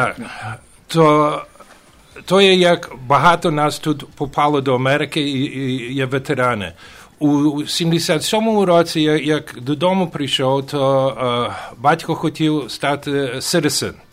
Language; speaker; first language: Ukrainian; early bilingual, heritage; Ukrainian